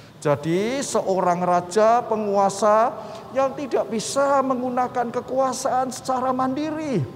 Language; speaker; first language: Indonesian; native; Indonesian